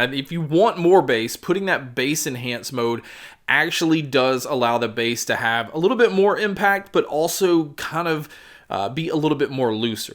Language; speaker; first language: English; native; English